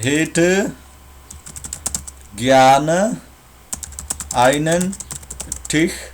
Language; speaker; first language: German; non-native, learner; Nepali